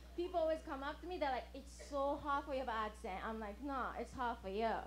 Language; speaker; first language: English; non-native, fluent; Japanese